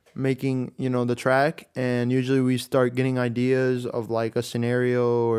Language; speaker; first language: English; early bilingual, other home language; Spanish